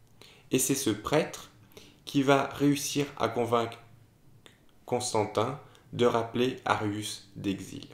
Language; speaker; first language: French; native; French